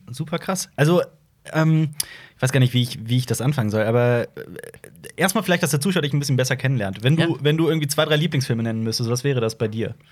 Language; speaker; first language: German; early bilingual, other home language; Turkish